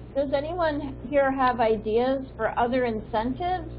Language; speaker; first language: English; native; English